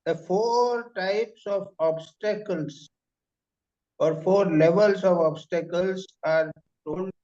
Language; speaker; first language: English; non-native, local second language; Hindi